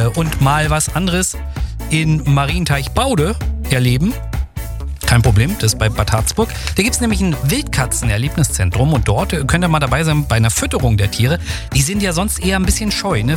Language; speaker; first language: German; native; German